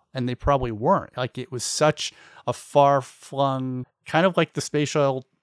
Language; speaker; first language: English; native; English